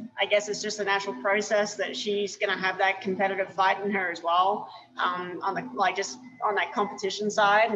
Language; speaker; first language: English; native; English